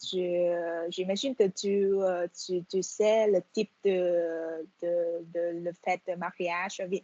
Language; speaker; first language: French; non-native, fluent; Vietnamese